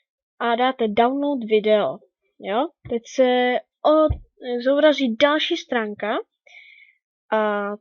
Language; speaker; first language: Czech; native; Czech